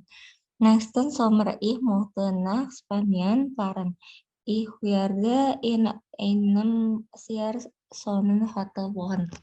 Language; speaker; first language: German; non-native, learner; Indonesian